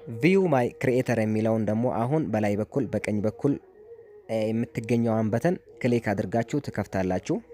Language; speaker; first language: Amharic; non-native, local second language; Oromo